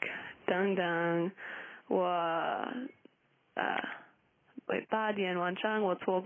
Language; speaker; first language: Chinese; non-native, learner; English